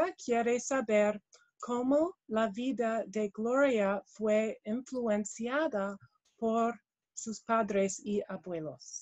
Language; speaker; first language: Spanish; non-native, learner; English